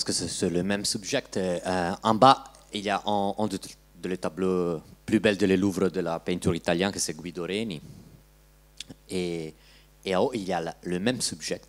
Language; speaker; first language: French; non-native, learner; Italian